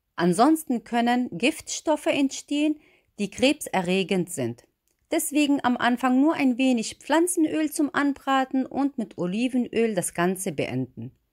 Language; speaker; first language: German; non-native, fluent; Arabic